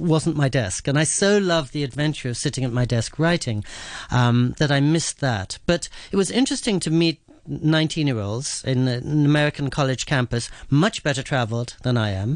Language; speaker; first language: English; native; English